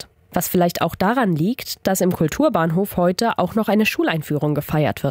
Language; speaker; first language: German; native; German